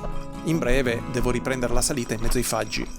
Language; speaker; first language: Italian; native; Italian